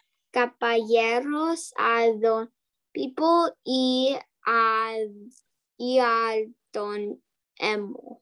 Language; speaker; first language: Spanish; non-native, learner; English